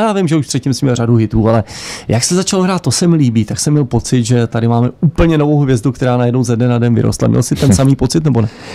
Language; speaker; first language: Czech; native; Czech